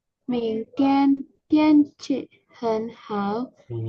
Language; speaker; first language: Chinese; non-native, learner; Indonesian